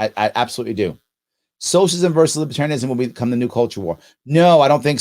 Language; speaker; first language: English; native; English